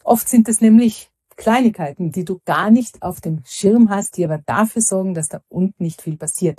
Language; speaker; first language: German; native; German